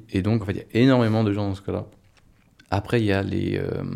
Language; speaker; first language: French; native; French